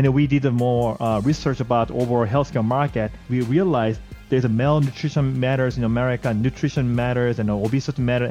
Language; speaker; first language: English; non-native, fluent; Korean